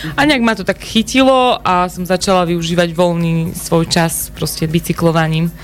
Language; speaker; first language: Slovak; native; Slovak